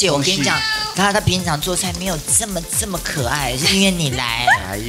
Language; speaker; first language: Chinese; native; Chinese